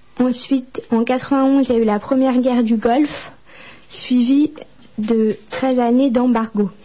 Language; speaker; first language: French; native; French